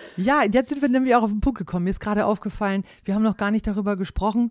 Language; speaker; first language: German; non-native, local second language; Low German